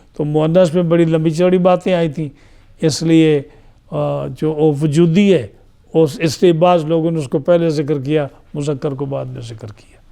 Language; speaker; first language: Urdu; non-native, local second language; Punjabi